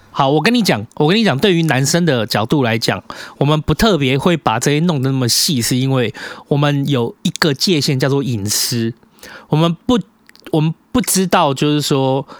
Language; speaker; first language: Chinese; native; Chinese